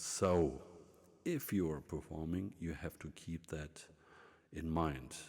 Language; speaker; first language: English; non-native, fluent; German